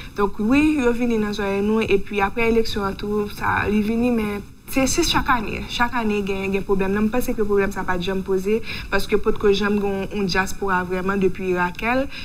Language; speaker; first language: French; non-native, local second language; Haitian Creole